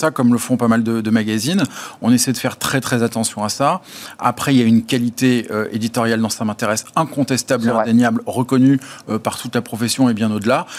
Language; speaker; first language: French; native; French